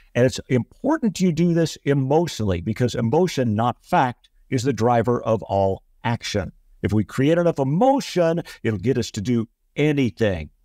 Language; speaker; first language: English; native; English